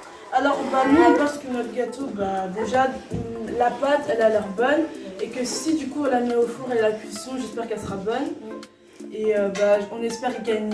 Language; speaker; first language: French; native; French